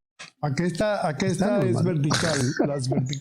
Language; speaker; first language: Catalan; non-native, learner; Spanish